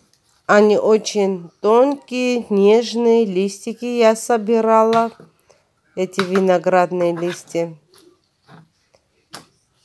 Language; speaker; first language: Russian; non-native, fluent; Armenian